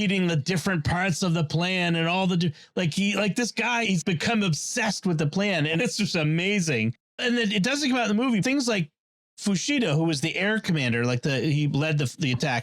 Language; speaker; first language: English; native; English